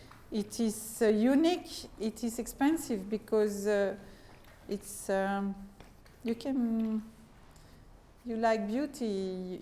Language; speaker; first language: English; non-native, fluent; French